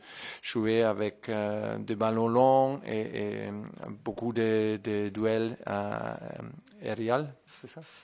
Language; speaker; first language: French; non-native, fluent; German